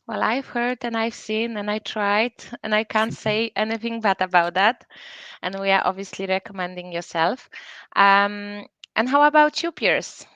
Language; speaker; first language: English; non-native, fluent; Polish